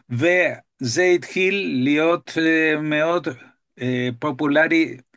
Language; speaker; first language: Hebrew; non-native, fluent; Spanish